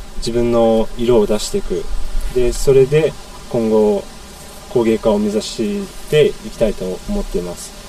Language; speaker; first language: Japanese; native; Japanese